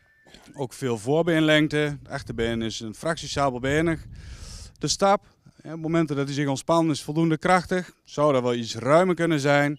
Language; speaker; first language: Dutch; native; Dutch